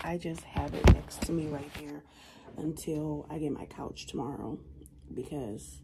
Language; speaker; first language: English; native; English